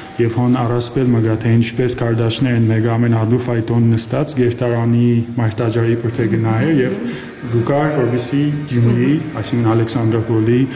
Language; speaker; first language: Armenian; early bilingual, heritage; Armenian